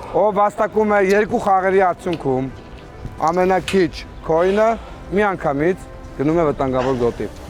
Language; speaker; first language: Armenian; native; Armenian